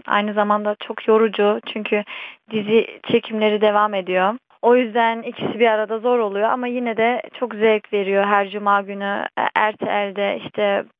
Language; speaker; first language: Turkish; early bilingual, heritage; Turkish